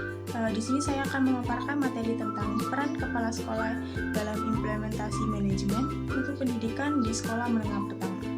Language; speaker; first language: Indonesian; native; Indonesian